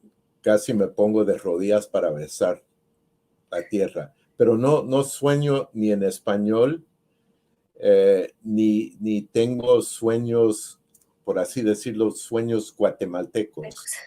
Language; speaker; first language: Spanish; early bilingual, heritage; Spanish